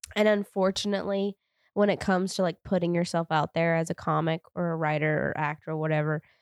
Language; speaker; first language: English; native; English